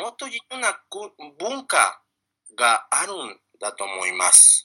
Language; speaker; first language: Japanese; non-native, fluent; Spanish